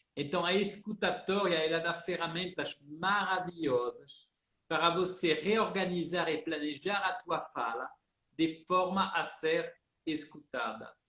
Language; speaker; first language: Portuguese; early bilingual, heritage; Portuguese